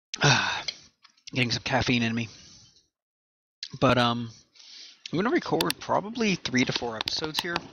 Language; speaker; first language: English; native; English